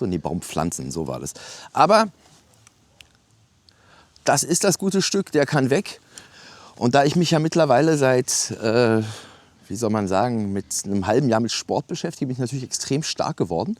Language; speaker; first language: German; native; German